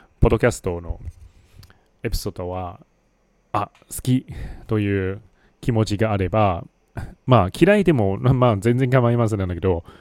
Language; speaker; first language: Japanese; non-native, fluent; Chinese